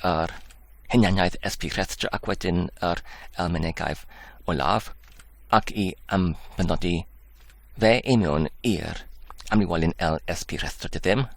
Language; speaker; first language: Welsh; non-native, fluent; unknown